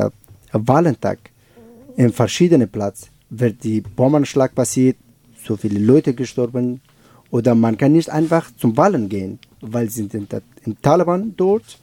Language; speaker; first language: German; non-native, learner; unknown